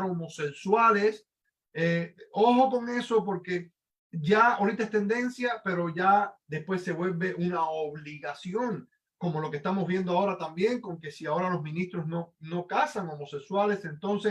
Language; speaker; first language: Spanish; native; Spanish